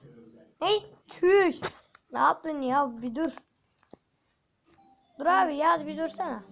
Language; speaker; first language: Turkish; native; Turkish